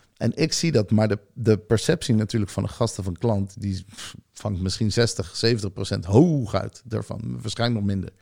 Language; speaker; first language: Dutch; early bilingual, other home language; Hebrew